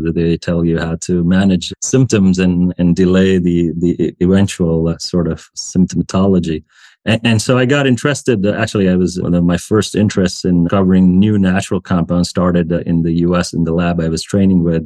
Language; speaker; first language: English; non-native, local second language; Hindi